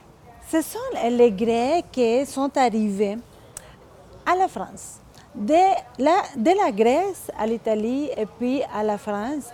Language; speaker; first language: French; non-native, fluent; Spanish